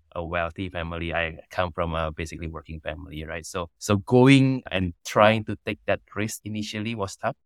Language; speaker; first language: English; non-native, fluent; Indonesian